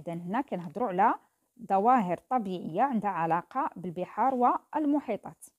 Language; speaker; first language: Arabic; native; Arabic